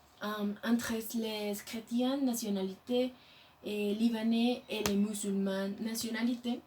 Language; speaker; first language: French; non-native, learner; Spanish